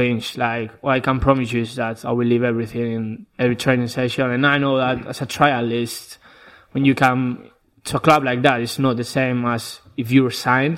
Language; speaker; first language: English; non-native, fluent; Spanish